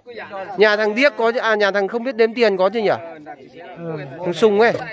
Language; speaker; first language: Vietnamese; native; Vietnamese